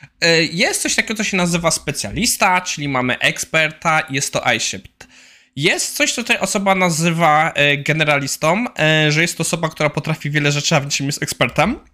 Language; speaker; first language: Polish; native; Polish